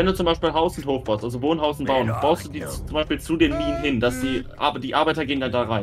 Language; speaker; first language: German; native; German